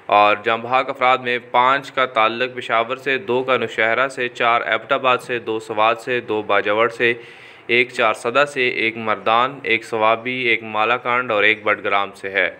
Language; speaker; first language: Urdu; native; Urdu